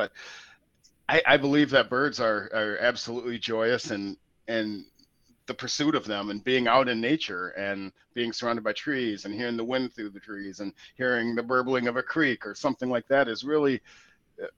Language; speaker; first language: English; native; English